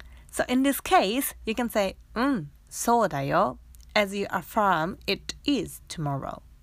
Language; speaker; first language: English; non-native, fluent; Japanese